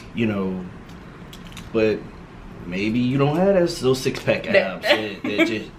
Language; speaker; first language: English; native; English